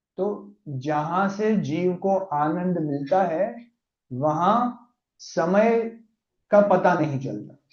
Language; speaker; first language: Hindi; non-native, local second language; Gujarati